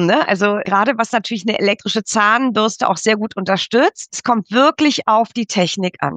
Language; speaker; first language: German; native; German